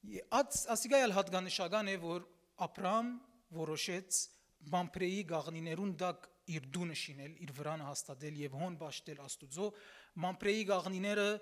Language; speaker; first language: Armenian; early bilingual, heritage; Armenian